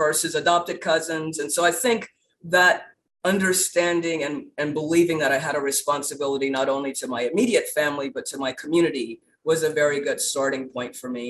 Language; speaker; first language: English; native; English